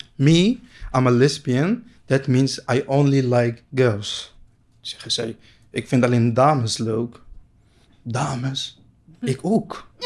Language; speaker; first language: Dutch; non-native, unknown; Arabic